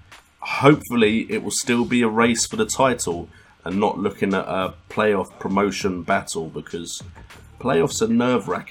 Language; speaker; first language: English; native; English